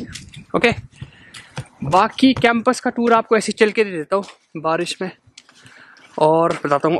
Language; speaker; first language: Hindi; native; Hindi